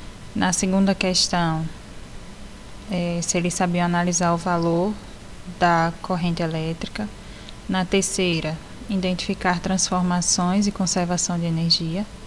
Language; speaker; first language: Portuguese; native; Portuguese